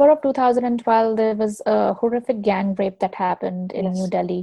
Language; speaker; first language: English; non-native, local second language; Hindi